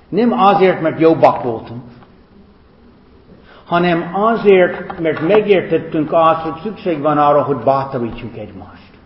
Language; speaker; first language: Hungarian; non-native, fluent; English